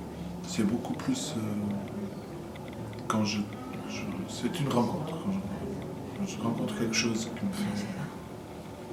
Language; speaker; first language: French; non-native, fluent; Portuguese